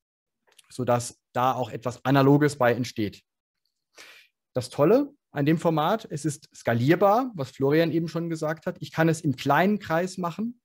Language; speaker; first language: German; native; German